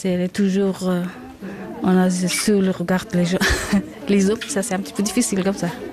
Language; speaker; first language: French; non-native, learner; Persian